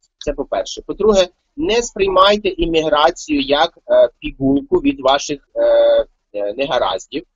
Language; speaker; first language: Ukrainian; native; Ukrainian